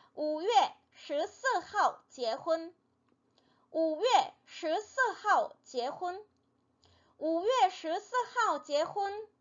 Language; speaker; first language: Chinese; non-native, fluent; Korean